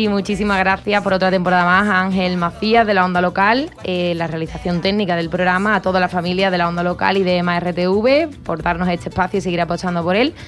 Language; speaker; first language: Spanish; native; Spanish